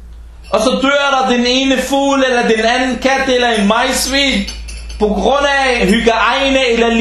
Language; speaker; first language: Danish; early bilingual, other home language; Arabic